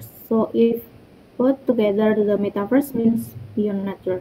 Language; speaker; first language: English; non-native, learner; Indonesian